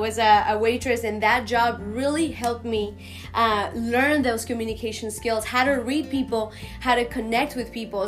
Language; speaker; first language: English; non-native, fluent; Spanish